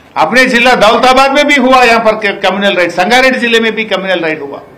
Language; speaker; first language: Hindi; non-native, local second language; Telugu